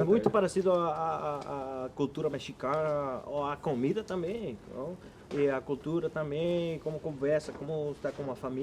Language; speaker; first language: Portuguese; non-native, learner; Spanish